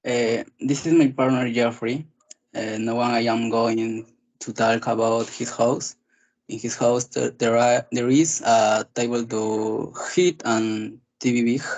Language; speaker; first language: English; non-native, learner; Spanish